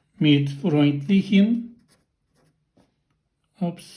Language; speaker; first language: German; non-native, fluent; Turkish